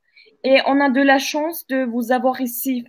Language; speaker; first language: French; non-native, fluent; Turkish